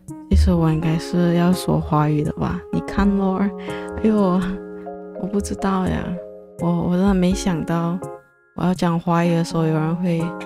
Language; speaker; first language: Chinese; early bilingual, other home language; English